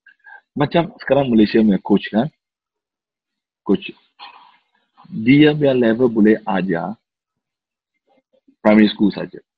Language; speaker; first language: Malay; non-native, local second language; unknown